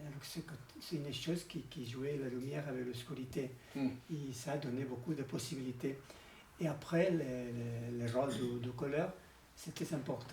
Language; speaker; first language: French; non-native, learner; Spanish